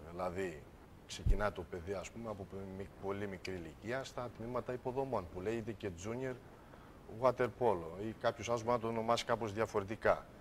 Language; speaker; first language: Greek; early bilingual, heritage; Greek